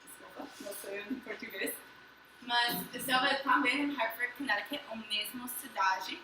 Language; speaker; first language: Portuguese; non-native, fluent; English